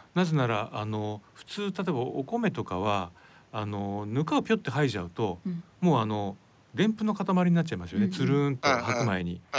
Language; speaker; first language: Japanese; native; Japanese